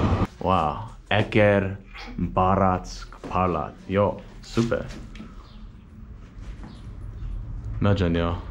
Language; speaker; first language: Hungarian; non-native, learner; English